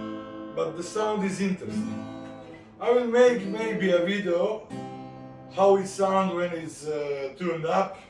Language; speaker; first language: English; non-native, learner; Italian